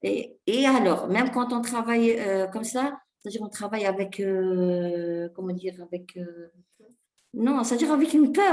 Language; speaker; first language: French; non-native, fluent; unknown